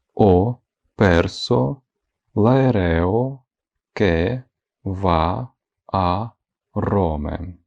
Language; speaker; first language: Italian; non-native, fluent; Ukrainian